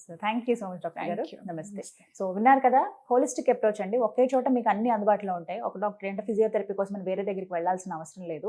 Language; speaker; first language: Telugu; native; Telugu